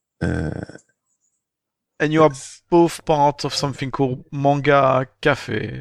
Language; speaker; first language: English; non-native, fluent; French